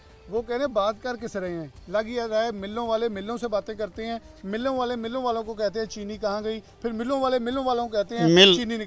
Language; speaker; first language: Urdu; non-native, local second language; Punjabi